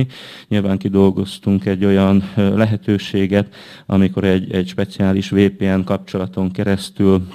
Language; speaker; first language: Hungarian; native; Hungarian